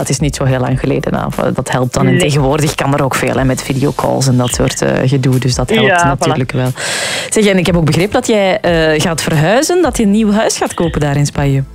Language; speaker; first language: Dutch; native; Dutch